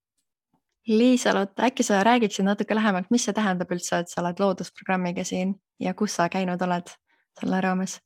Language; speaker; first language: Estonian; native; Estonian